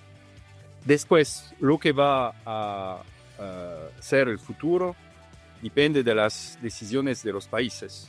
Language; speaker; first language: Spanish; non-native, learner; Italian